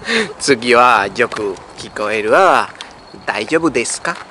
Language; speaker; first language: Japanese; non-native, fluent; Spanish